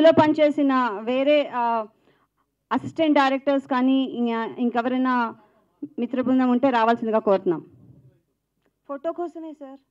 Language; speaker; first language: Telugu; native; Telugu